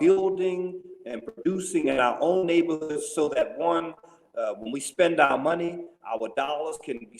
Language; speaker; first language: English; native; English